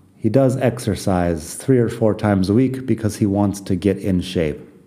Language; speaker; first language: English; native; English